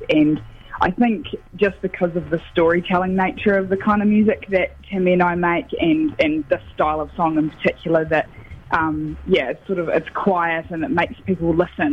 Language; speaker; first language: English; native; English